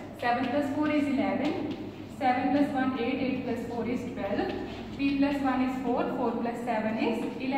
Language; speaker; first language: English; non-native, local second language; Hindi